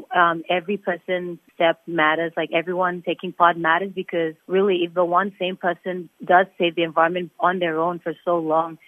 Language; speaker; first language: English; non-native, fluent; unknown